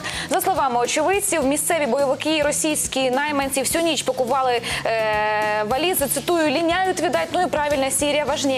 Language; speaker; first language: Ukrainian; native; Ukrainian